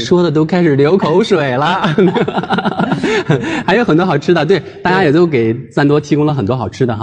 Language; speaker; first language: Chinese; native; Chinese